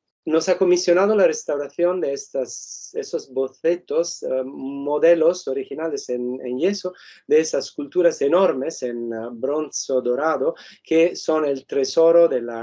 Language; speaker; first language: Spanish; non-native, fluent; Italian